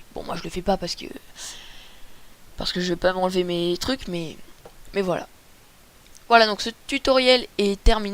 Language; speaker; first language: French; native; French